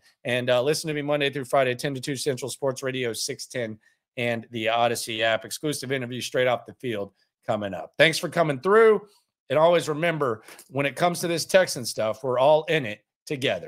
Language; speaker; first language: English; native; English